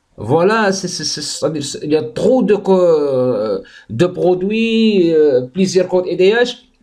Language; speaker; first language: French; non-native, fluent; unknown